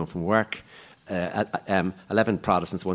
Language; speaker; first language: English; native; English